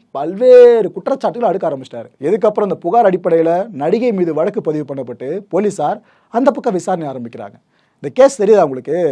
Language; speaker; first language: Tamil; native; Tamil